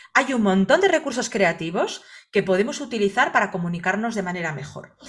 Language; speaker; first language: Spanish; native; Spanish